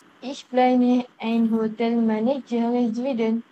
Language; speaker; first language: German; non-native, learner; Malay